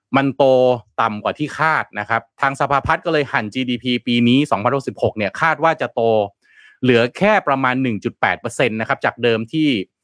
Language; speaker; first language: Thai; non-native, local second language; Lao